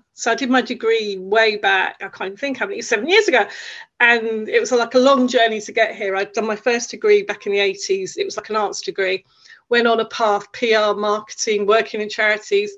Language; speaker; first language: English; native; English